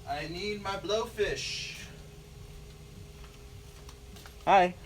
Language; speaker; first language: English; native; English